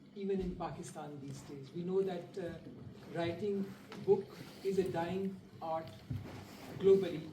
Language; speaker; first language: English; non-native, local second language; Urdu